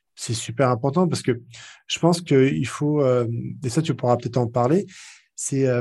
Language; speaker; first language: French; native; French